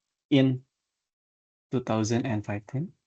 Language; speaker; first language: English; non-native, learner; Indonesian